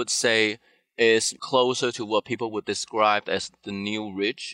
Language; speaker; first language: English; non-native, fluent; Cantonese